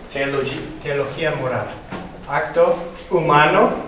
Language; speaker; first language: Spanish; non-native, fluent; English